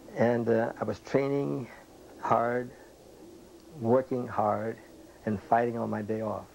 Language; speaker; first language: English; native; English